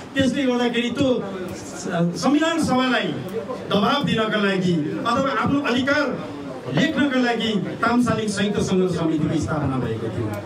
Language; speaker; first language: Nepali; non-native, local second language; Eastern Tamang